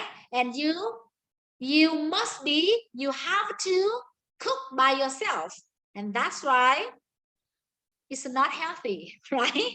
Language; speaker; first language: English; non-native, learner; Vietnamese